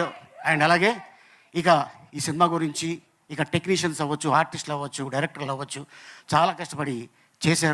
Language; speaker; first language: Telugu; native; Telugu